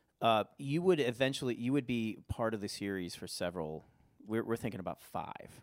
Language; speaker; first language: English; native; English